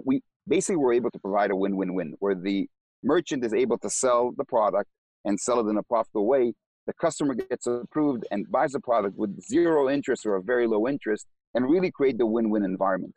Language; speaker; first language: English; non-native, fluent; Hebrew